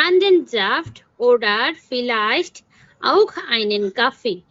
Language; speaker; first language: German; non-native, learner; Bangla